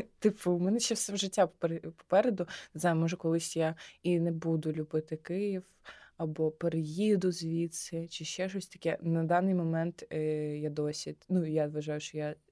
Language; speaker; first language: Ukrainian; non-native, local second language; Russian